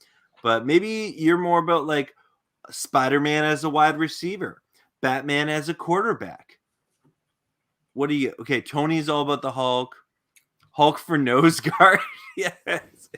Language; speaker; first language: English; native; English